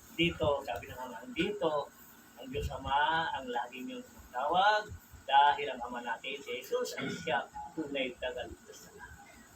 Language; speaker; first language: Filipino; non-native, local second language; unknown